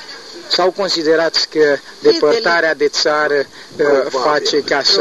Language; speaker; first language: Romanian; native; Romanian